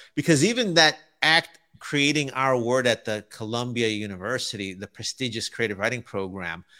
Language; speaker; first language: English; native; English